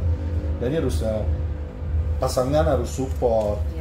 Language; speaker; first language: Indonesian; non-native, learner; English